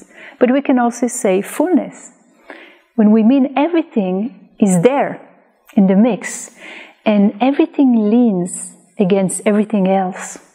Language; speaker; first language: English; non-native, fluent; Hebrew